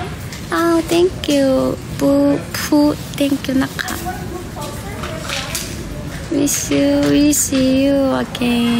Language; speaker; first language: English; non-native, learner; Korean